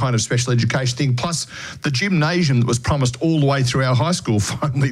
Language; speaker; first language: English; native; English